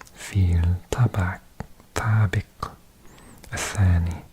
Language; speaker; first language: Arabic; non-native, learner; English